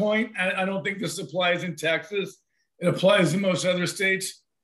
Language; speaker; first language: English; native; English